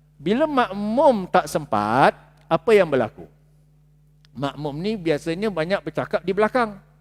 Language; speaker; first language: Malay; native; Malay